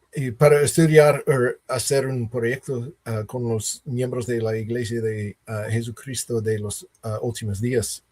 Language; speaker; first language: Spanish; non-native, learner; English